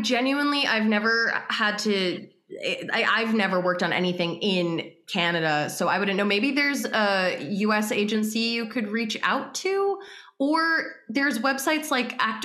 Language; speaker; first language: English; native; English